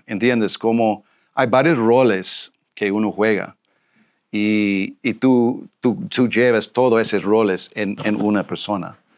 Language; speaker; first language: Spanish; non-native, fluent; English